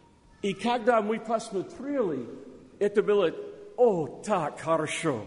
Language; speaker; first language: Russian; non-native, learner; English